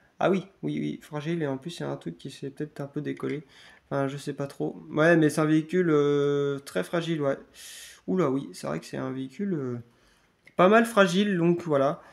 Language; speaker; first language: French; native; French